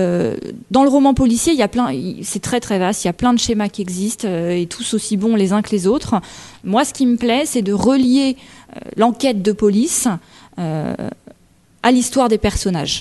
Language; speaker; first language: French; native; French